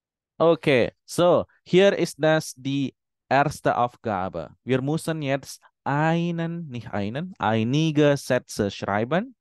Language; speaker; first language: German; non-native, fluent; Indonesian